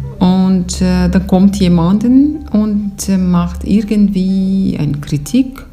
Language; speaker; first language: German; non-native, fluent; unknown